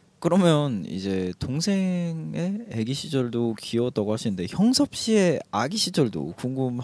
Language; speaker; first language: Korean; native; Korean